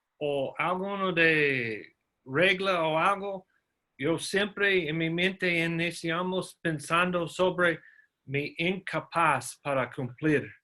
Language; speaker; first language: Spanish; non-native, learner; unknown